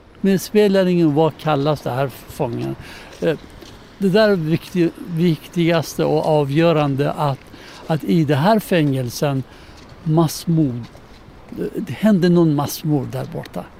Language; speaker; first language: Swedish; non-native, fluent; Persian